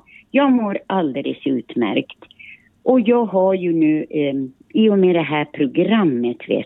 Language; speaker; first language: Swedish; early bilingual, other home language; Finnish